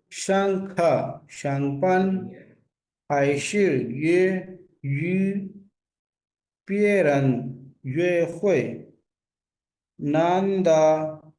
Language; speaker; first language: Chinese; non-native, learner; Urdu